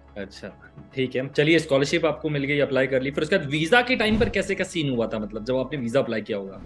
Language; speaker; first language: Hindi; native; Hindi